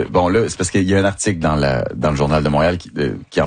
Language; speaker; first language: French; native; French